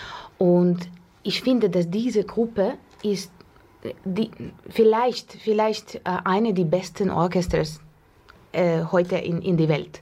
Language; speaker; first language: German; non-native, learner; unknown